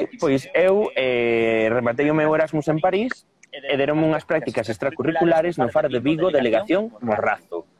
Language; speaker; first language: Galician; non-native, local second language; Spanish